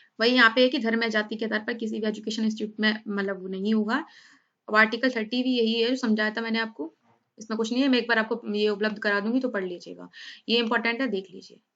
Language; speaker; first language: Hindi; native; Hindi